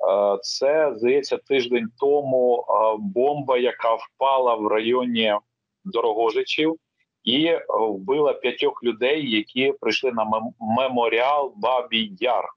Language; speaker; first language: Ukrainian; native; Ukrainian